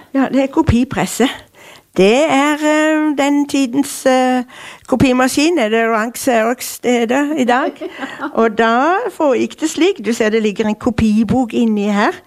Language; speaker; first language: Norwegian; native; Norwegian